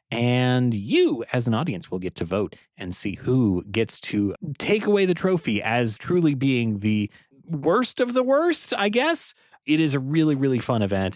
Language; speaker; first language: English; native; English